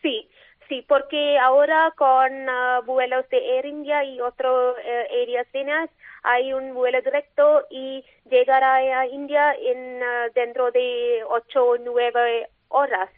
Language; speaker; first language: Spanish; non-native, learner; Malayalam